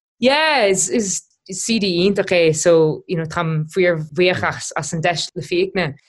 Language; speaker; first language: Irish; non-native, local second language; English